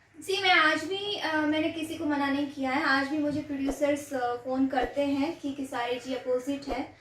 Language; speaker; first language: Hindi; non-native, local second language; Gujarati